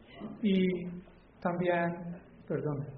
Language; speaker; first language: Spanish; non-native, learner; Persian